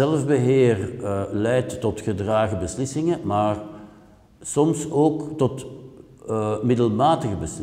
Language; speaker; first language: Dutch; native; Dutch